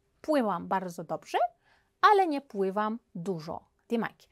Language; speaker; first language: Polish; non-native, fluent; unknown